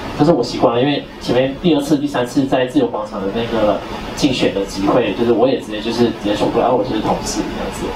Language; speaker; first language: Chinese; native; Chinese